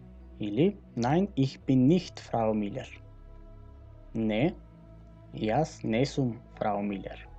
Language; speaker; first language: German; non-native, fluent; Macedonian